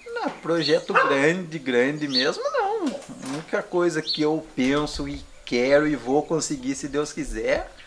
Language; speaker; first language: Portuguese; native; Portuguese